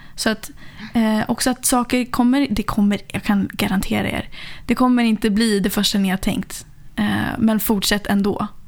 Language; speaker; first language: Swedish; native; Swedish